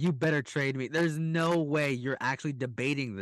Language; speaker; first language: English; native; English